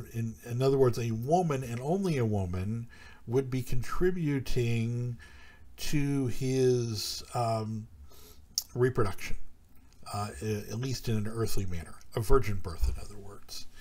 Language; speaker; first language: English; native; English